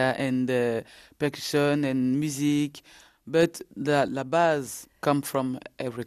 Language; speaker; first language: English; non-native, learner; French